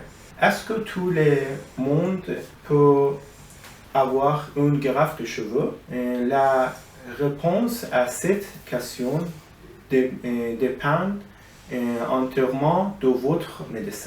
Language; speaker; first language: French; non-native, learner; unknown